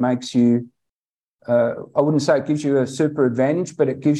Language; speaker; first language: English; native; English